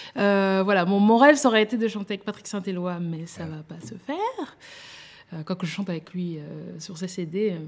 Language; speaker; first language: French; native; French